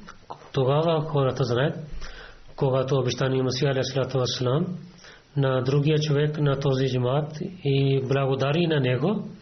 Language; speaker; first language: Bulgarian; non-native, fluent; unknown